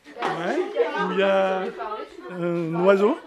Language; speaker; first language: French; native; French